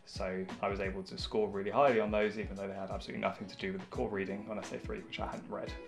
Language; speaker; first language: English; native; English